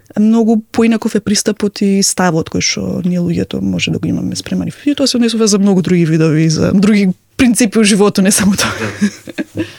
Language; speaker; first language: Macedonian; native; Macedonian